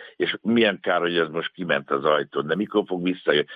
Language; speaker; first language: Hungarian; native; Hungarian